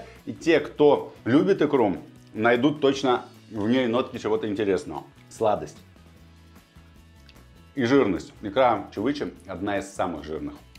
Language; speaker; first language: Russian; native; Russian